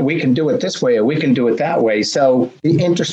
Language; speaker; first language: English; native; English